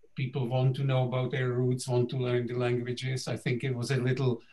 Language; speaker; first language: English; non-native, fluent; Czech